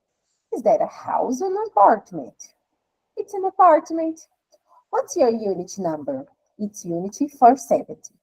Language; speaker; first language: English; non-native, fluent; Portuguese